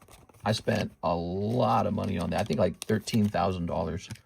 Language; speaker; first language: English; native; English